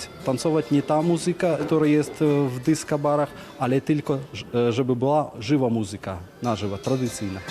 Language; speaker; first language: Polish; non-native, learner; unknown